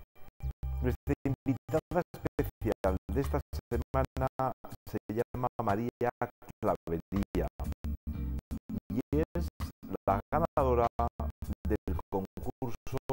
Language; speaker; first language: Spanish; native; Spanish